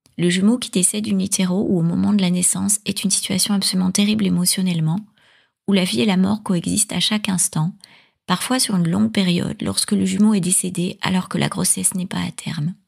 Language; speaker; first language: French; native; French